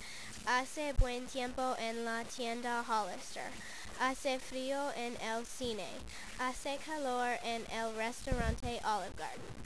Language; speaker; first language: Spanish; non-native, learner; English